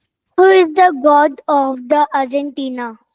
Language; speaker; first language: English; non-native, learner; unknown